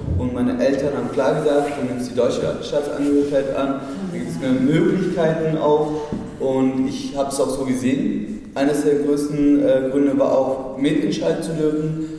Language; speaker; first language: German; early bilingual, other home language; Kurdish